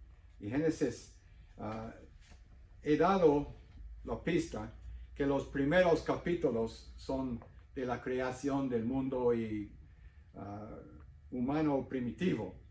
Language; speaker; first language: Spanish; non-native, fluent; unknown